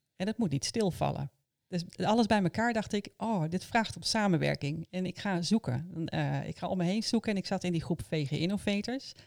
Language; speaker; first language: Dutch; native; Dutch